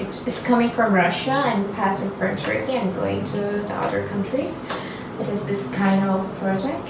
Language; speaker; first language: English; non-native, learner; Turkish